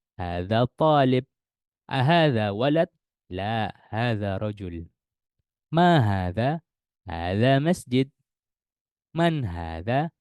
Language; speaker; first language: Arabic; non-native, fluent; Indonesian